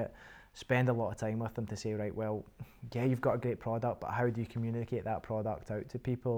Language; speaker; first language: English; native; English